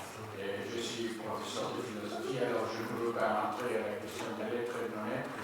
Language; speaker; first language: French; non-native, learner; Spanish